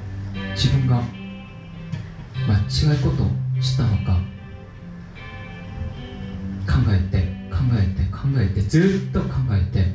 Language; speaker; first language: Japanese; non-native, learner; Korean